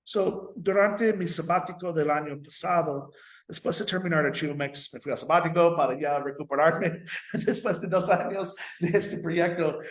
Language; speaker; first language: Spanish; non-native, fluent; English